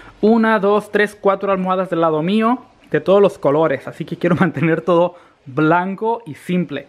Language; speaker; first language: Spanish; native; Spanish